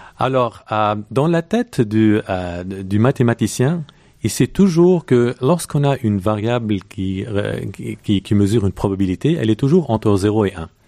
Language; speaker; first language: French; non-native, local second language; Arabic